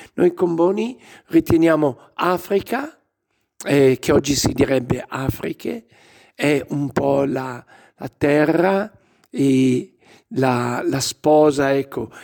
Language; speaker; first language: Italian; native; Italian